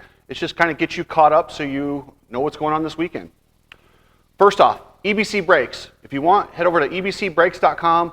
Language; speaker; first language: English; native; English